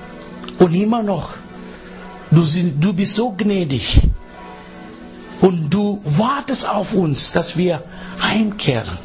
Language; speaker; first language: German; non-native, fluent; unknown